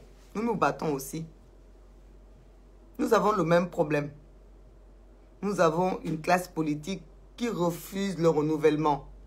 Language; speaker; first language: French; non-native, local second language; Wolof